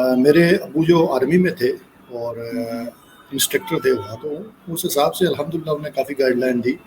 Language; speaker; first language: Urdu; non-native, local second language; Punjabi